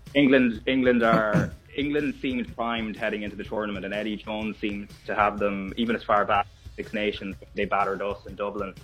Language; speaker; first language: English; native; English